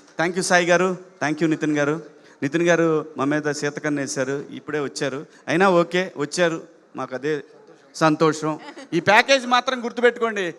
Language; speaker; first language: Telugu; native; Telugu